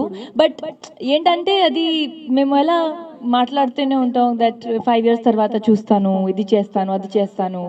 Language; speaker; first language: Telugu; non-native, fluent; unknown